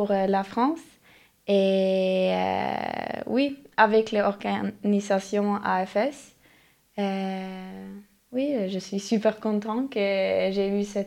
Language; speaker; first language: French; non-native, learner; Norwegian